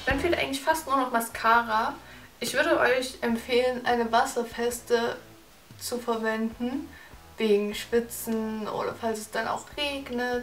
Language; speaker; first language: German; native; German